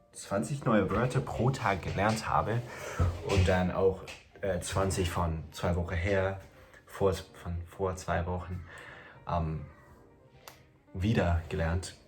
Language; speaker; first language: German; non-native, fluent; English